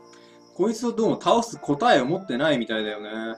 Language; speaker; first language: Japanese; native; Japanese